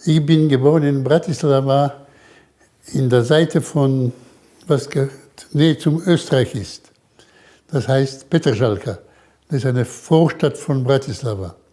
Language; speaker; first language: German; early bilingual, heritage; German